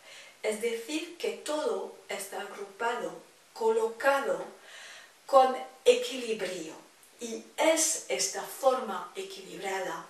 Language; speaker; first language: Spanish; non-native, fluent; French